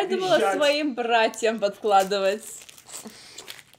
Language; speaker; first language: Russian; early bilingual, heritage; Russian